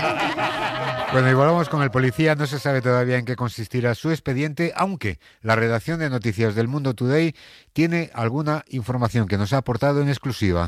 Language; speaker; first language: Spanish; native; Spanish